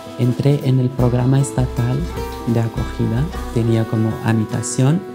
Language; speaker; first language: Spanish; non-native, fluent; Arabic